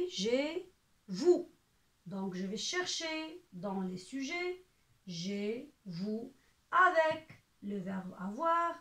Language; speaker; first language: French; non-native, local second language; Arabic